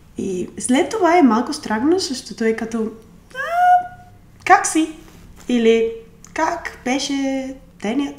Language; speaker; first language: Bulgarian; non-native, learner; Spanish